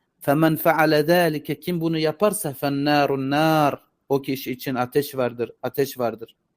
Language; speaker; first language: Turkish; native; Turkish